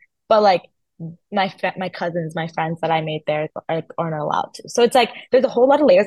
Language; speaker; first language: English; early bilingual, other home language; Persian